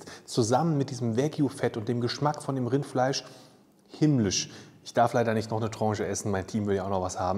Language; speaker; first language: German; native; German